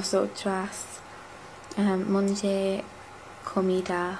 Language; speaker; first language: Spanish; non-native, learner; English